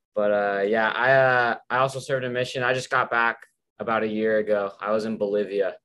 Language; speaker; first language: English; native; English